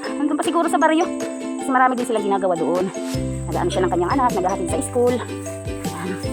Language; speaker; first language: Filipino; non-native, local second language; Waray